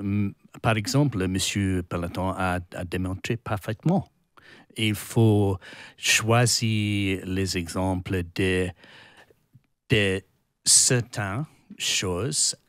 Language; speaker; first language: French; non-native, learner; English